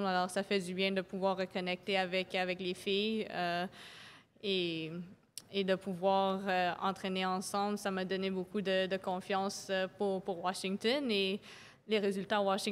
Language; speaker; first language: French; non-native, local second language; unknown